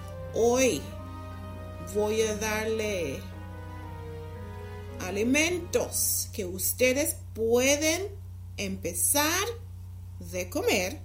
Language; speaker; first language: Spanish; non-native, fluent; English